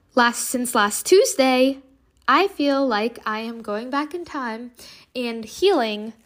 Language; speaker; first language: English; early bilingual, other home language; Portuguese